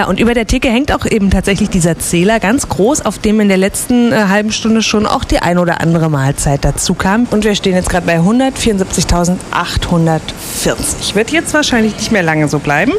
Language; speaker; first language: German; native; German